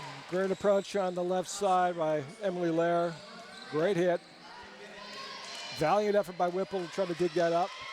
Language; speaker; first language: English; native; English